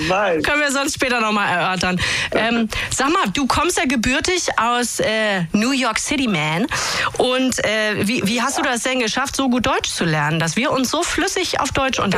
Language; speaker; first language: German; native; German